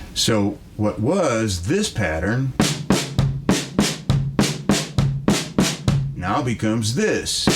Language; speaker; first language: English; native; English